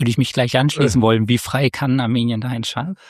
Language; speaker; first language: German; native; German